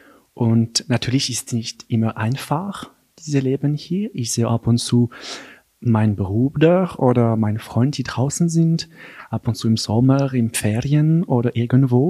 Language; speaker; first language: German; non-native, local second language; French